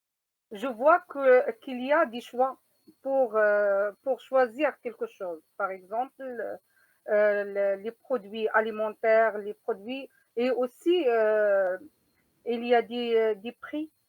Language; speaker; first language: French; non-native, learner; Arabic